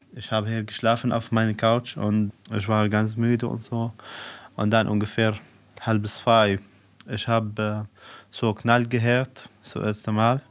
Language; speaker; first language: German; non-native, fluent; Arabic